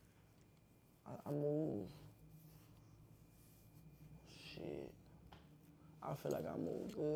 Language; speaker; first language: English; native; English